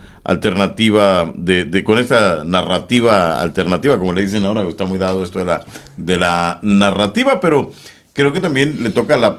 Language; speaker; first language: Spanish; native; Spanish